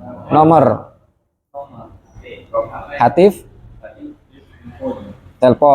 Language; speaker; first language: Indonesian; native; Indonesian